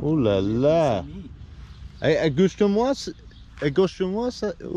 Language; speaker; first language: French; non-native, learner; English